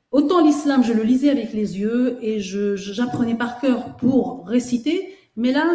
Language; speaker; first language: French; native; French